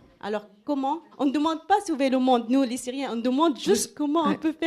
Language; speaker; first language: French; non-native, learner; Arabic